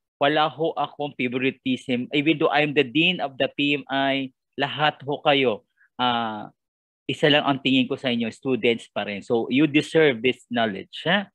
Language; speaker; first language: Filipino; non-native, local second language; Cebuano